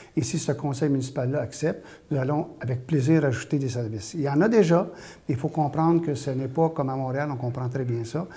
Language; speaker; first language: French; native; French